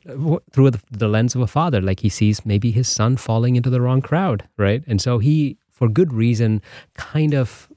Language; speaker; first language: English; non-native, local second language; Tamil